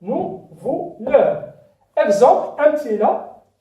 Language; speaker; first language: French; non-native, local second language; Arabic